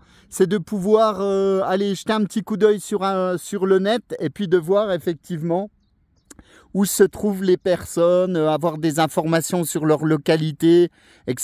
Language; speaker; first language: French; native; French